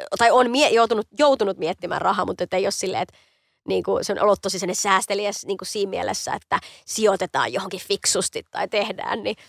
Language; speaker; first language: Finnish; native; Finnish